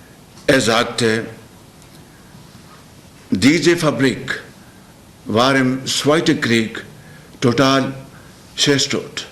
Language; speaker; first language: German; non-native, learner; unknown